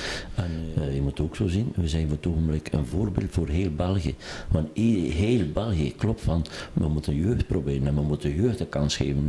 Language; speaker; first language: Dutch; native; Dutch